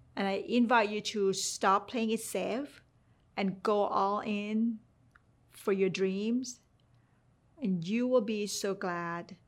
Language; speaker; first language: English; non-native, fluent; Thai